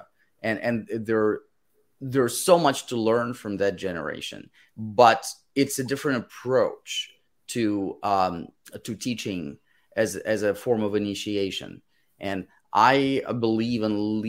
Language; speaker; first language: English; non-native, fluent; Russian